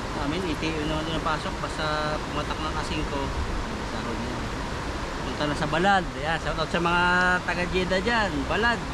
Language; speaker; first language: Filipino; native; Filipino